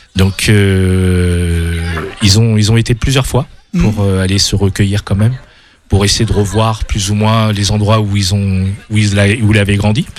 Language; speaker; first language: French; early bilingual, other home language; Hmong